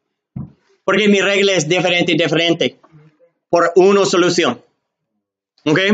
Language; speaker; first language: Spanish; non-native, learner; English